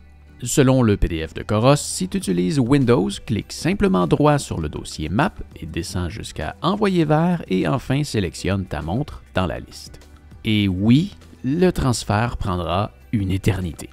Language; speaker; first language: French; native; French